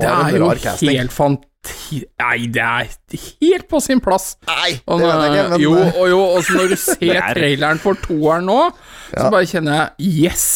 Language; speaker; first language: Norwegian; native; Norwegian